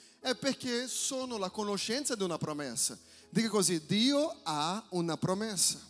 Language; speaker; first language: Italian; non-native, fluent; Portuguese